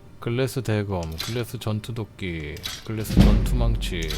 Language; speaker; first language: Korean; native; Korean